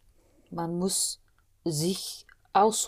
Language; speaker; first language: German; non-native, learner; English